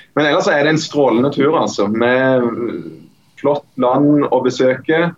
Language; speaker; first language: Norwegian; native; Norwegian